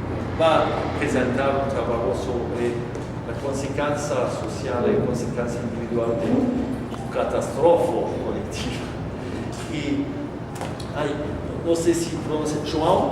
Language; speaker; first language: Spanish; non-native, learner; French